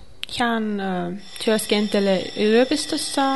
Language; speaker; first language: Finnish; non-native, learner; Russian